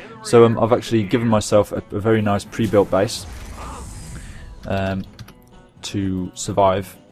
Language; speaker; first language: English; native; English